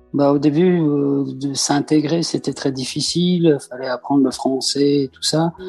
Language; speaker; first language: French; early bilingual, other home language; Persian